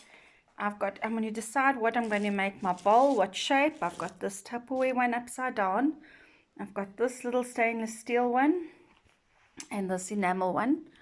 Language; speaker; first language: English; native; English